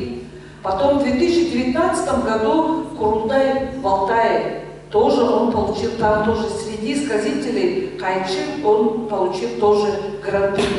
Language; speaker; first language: Russian; non-native, local second language; Tuvinian